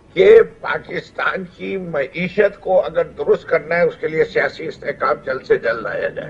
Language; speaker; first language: Urdu; native; Urdu